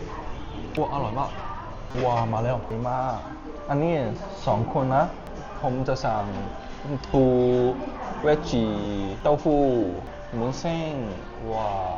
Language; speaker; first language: Thai; non-native, learner; Cantonese